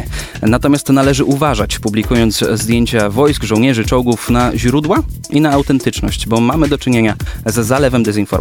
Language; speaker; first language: Polish; native; Polish